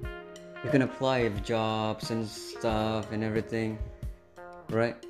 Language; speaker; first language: English; non-native, fluent; Indonesian